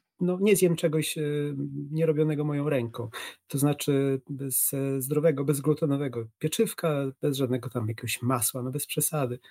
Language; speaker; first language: Polish; native; Polish